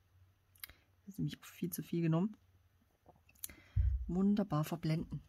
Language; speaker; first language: German; native; German